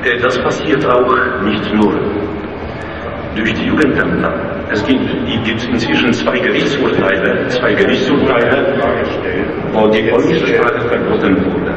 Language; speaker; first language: German; non-native, fluent; Polish